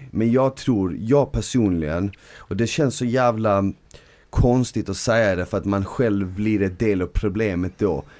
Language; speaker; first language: Swedish; native; Swedish